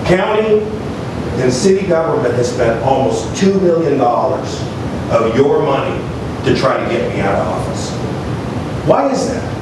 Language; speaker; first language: English; native; English